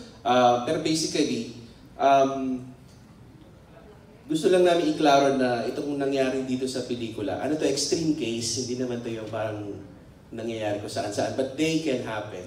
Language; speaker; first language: Filipino; native; Filipino